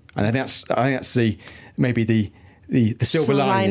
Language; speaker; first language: English; native; English